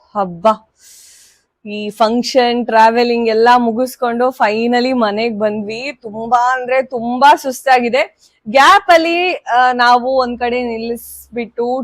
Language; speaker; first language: Kannada; non-native, local second language; Konkani